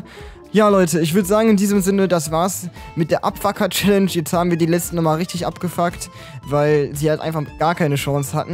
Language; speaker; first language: German; native; German